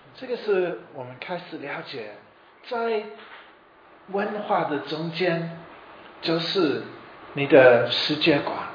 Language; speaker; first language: Chinese; non-native, fluent; English